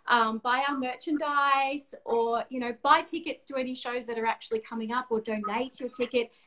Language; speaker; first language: English; native; English